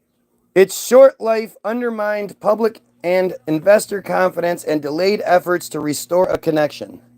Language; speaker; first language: English; native; English